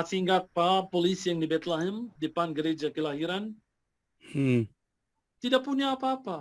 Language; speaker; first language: Indonesian; non-native, fluent; Arabic